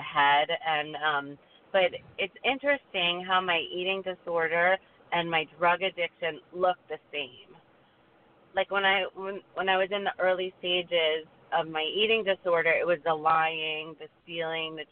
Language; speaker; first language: English; native; English